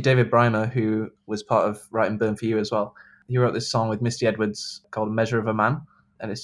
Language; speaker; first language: English; native; English